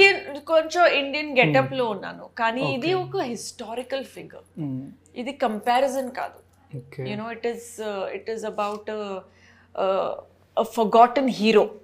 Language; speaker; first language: Telugu; non-native, fluent; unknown